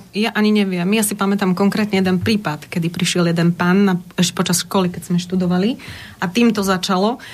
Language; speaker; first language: Slovak; native; Slovak